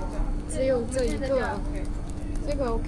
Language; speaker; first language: Chinese; native; Chinese